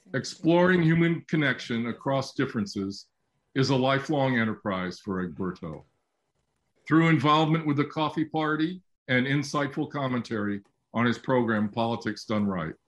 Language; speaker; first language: English; native; English